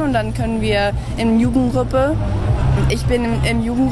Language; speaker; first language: German; early bilingual, heritage; English